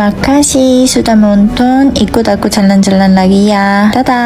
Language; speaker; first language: Indonesian; non-native, learner; Korean